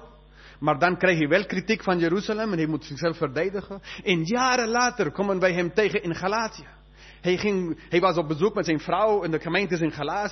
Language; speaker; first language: Dutch; non-native, fluent; Spanish